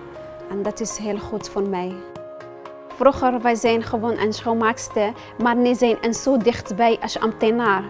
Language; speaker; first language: Dutch; non-native, learner; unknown